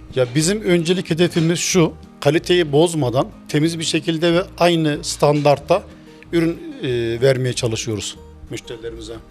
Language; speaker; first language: Turkish; native; Turkish